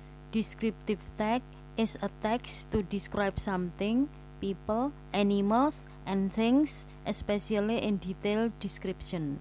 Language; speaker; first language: English; non-native, fluent; Indonesian